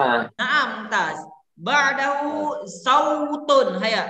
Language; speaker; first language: Arabic; non-native, learner; Indonesian